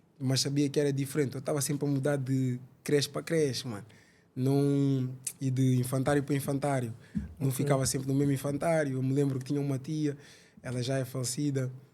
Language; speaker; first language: Portuguese; early bilingual, other home language; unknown